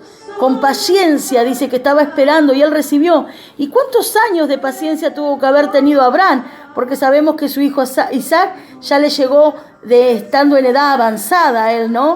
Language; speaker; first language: Spanish; native; Spanish